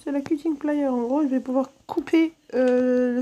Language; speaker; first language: French; native; French